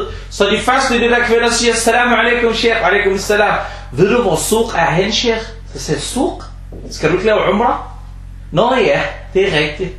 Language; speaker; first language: Danish; non-native, fluent; Arabic